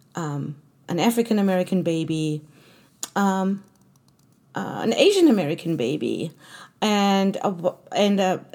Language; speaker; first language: English; non-native, fluent; German